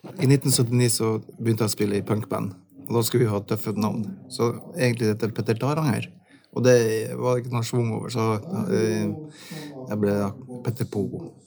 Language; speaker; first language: Norwegian; native; Norwegian